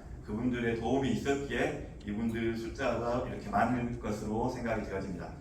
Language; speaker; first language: Korean; native; Korean